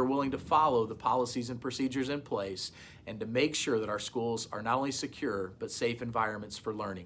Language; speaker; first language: English; native; English